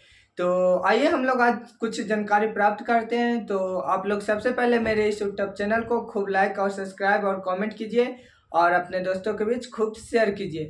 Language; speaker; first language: Hindi; native; Hindi